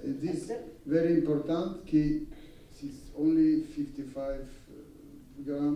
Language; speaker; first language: English; non-native, learner; Russian